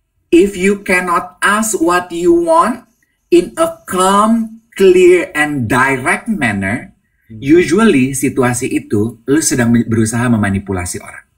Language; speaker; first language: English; non-native, fluent; Indonesian